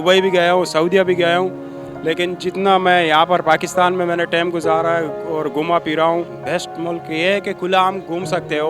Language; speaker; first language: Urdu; non-native, fluent; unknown